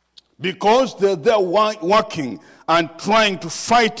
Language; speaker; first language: English; non-native, local second language; Ganda